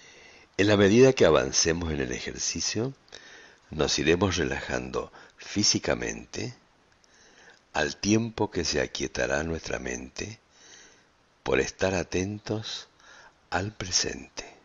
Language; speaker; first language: Spanish; native; Spanish